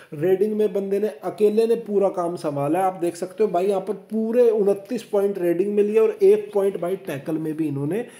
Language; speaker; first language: Hindi; native; Hindi